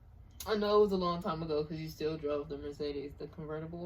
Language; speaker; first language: English; native; English